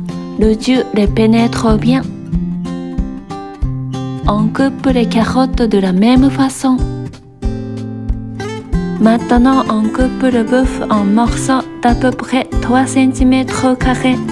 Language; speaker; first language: French; non-native, fluent; Japanese